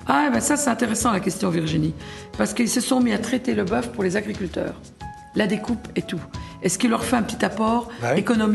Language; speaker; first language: French; native; French